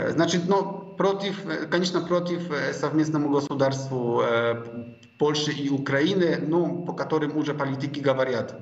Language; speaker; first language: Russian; non-native, fluent; Polish